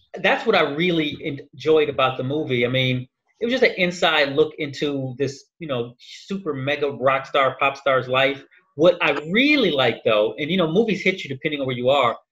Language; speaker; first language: English; native; English